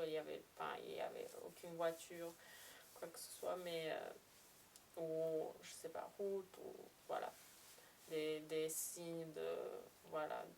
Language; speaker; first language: French; non-native, fluent; Serbian